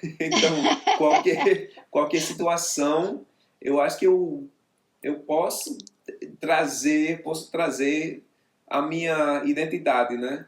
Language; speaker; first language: Portuguese; non-native, fluent; English